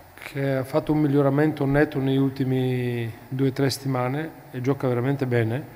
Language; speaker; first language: Italian; non-native, fluent; Bulgarian